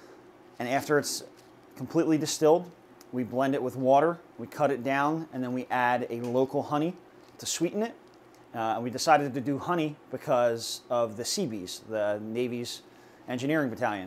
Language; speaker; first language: English; native; English